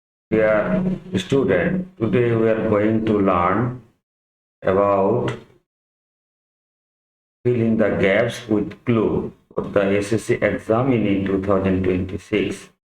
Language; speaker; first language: English; non-native, local second language; Bangla